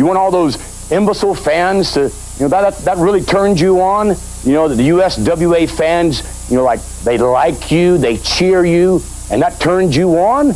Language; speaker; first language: English; native; English